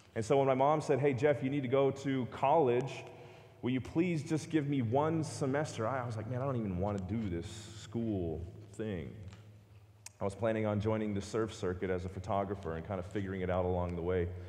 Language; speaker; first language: English; native; English